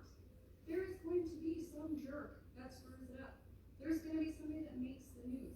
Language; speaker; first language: English; native; English